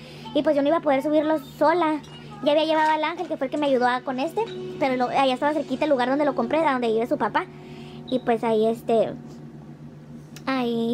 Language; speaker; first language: Spanish; native; Spanish